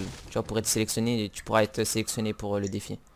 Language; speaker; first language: French; native; French